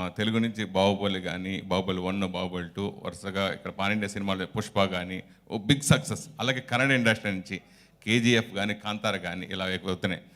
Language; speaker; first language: Telugu; native; Telugu